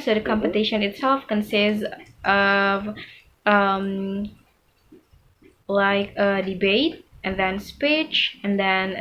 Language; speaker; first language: English; non-native, fluent; Indonesian